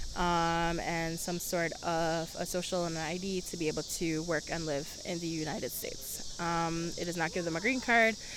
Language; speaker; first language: English; early bilingual, other home language; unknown